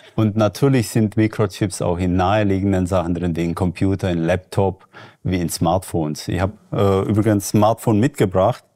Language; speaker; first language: German; native; German